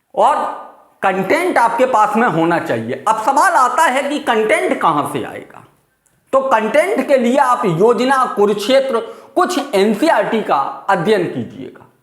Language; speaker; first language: Hindi; native; Hindi